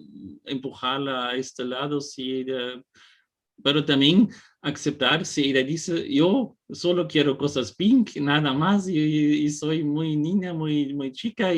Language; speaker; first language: Spanish; non-native, fluent; German